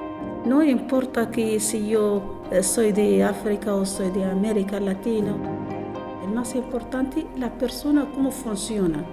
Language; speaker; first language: Spanish; non-native, fluent; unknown